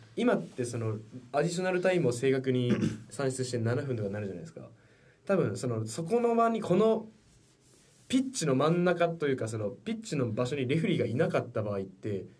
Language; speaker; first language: Japanese; native; Japanese